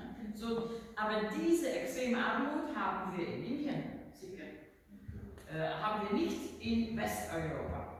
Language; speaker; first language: German; non-native, learner; Dutch